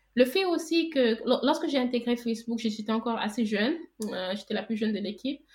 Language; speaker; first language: French; non-native, local second language; Wolof